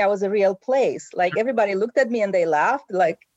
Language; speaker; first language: English; non-native, fluent; Romanian